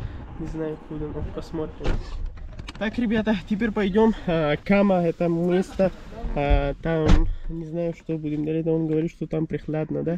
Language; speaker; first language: Russian; non-native, learner; Pashto